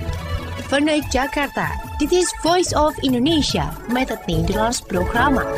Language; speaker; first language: Dutch; non-native, fluent; Indonesian